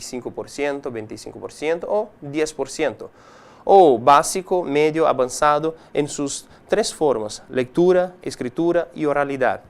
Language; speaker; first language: Spanish; non-native, fluent; Portuguese